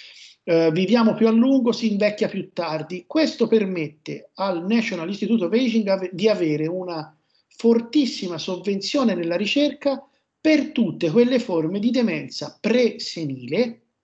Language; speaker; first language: Italian; native; Italian